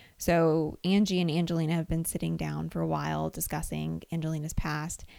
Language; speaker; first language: English; native; English